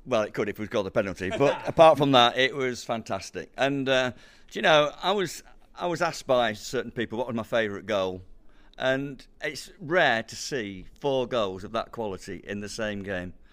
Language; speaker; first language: English; native; English